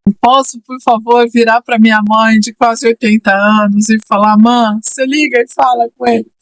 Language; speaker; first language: Portuguese; native; Portuguese